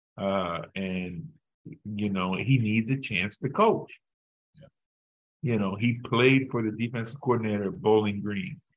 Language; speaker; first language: English; native; English